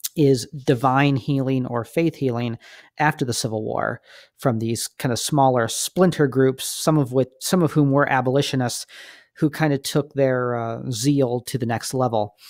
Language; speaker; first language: English; native; English